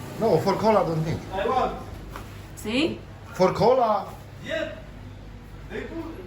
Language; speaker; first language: English; non-native, learner; Polish